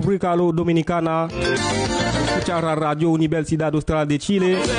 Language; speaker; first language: Spanish; non-native, learner; Haitian Creole